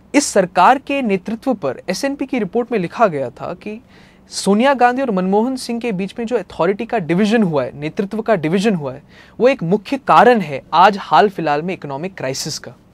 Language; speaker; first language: Hindi; native; Hindi